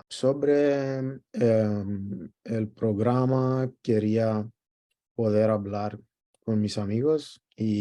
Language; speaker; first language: Spanish; non-native, learner; Greek